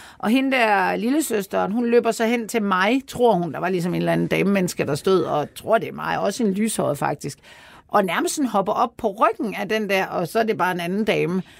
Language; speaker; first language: Danish; native; Danish